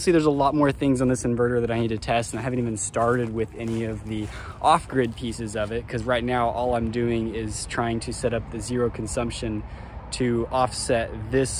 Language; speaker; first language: English; native; English